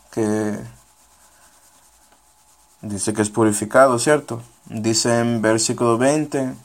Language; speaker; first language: Spanish; non-native, fluent; English